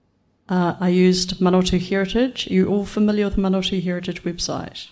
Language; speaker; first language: English; native; English